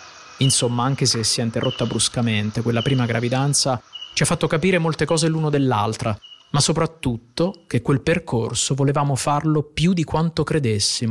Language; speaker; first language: Italian; native; Italian